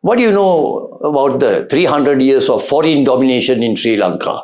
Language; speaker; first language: English; non-native, local second language; Sinhala